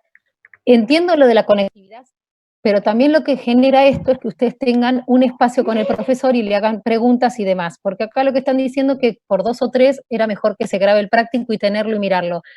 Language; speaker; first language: Spanish; native; Spanish